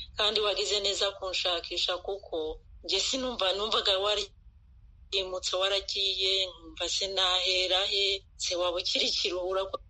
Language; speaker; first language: Kinyarwanda; native; Kinyarwanda